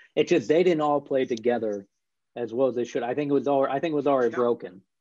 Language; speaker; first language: English; native; English